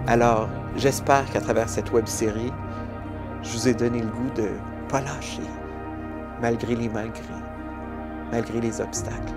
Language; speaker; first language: French; native; French